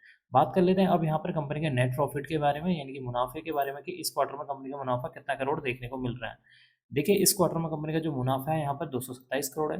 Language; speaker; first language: Hindi; native; Hindi